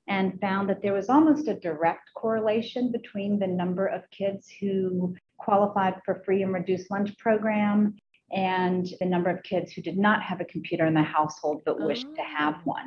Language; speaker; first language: English; native; English